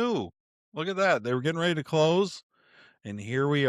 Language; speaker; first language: English; native; English